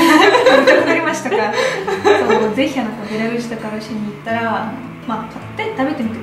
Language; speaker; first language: Japanese; non-native, fluent; Russian